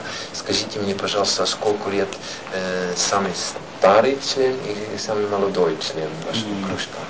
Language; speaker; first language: Russian; non-native, learner; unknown